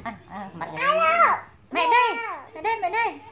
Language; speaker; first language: Vietnamese; native; Vietnamese